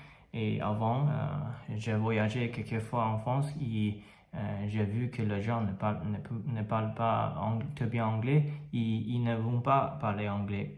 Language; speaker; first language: French; non-native, learner; Chinese